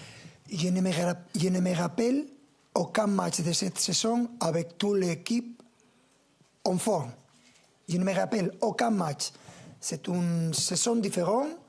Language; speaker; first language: French; non-native, fluent; Spanish